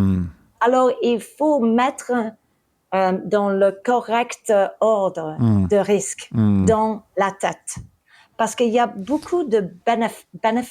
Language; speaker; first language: French; early bilingual, heritage; English